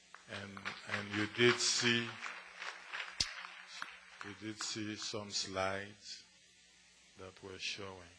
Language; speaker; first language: English; non-native, fluent; Haitian Creole